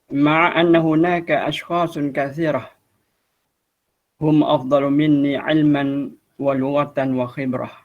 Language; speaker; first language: Arabic; non-native, fluent; Malay